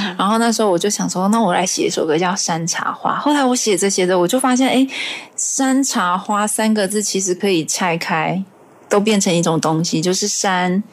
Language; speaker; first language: Chinese; non-native, local second language; Hakka Chinese